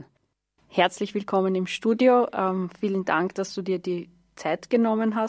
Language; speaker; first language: German; native; German